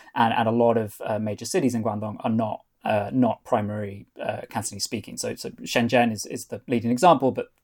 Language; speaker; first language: English; non-native, local second language; Welsh